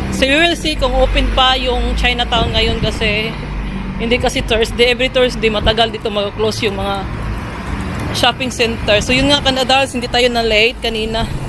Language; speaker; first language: Filipino; native; Filipino